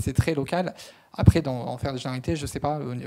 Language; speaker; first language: French; native; French